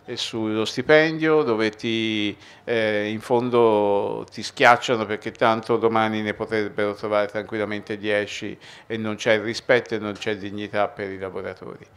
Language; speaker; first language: Italian; native; Italian